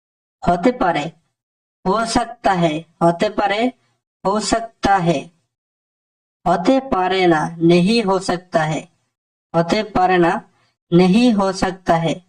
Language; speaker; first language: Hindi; non-native, fluent; Bangla